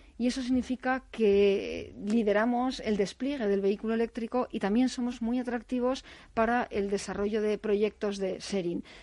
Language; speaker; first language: Spanish; native; Spanish